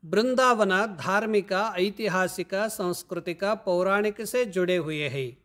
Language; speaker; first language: Hindi; non-native, local second language; Kannada